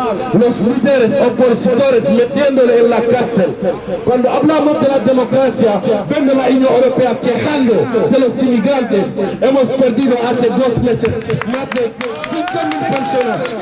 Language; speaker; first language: Spanish; non-native, local second language; Wolof